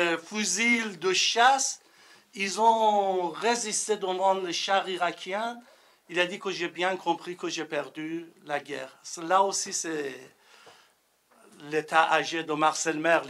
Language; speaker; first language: French; non-native, fluent; Persian